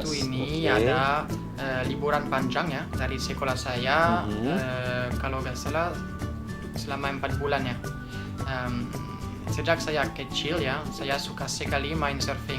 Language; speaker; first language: Indonesian; non-native, fluent; French